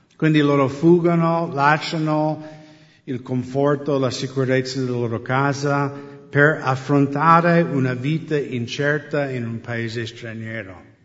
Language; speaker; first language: Italian; non-native, fluent; English